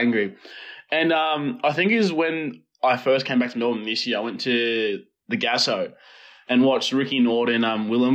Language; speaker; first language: English; native; English